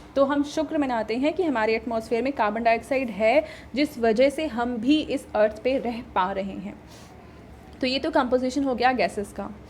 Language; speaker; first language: Hindi; native; Hindi